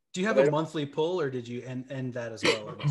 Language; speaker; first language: English; native; English